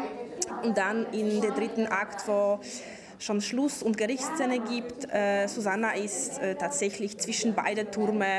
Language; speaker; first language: German; non-native, fluent; Polish